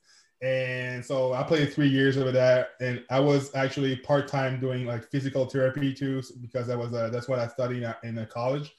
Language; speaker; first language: English; non-native, fluent; French